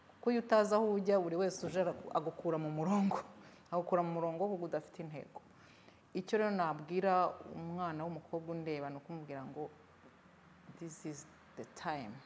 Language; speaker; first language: Kinyarwanda; native; Kinyarwanda